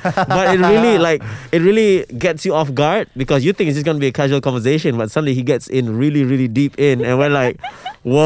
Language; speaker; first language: English; non-native, local second language; Malay